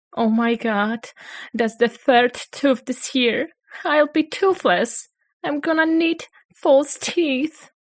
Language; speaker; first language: English; non-native, fluent; Polish